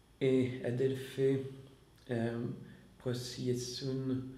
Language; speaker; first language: Greek; non-native, learner; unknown